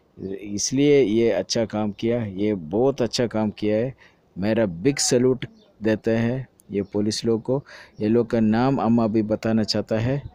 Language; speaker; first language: Hindi; non-native, local second language; Malayalam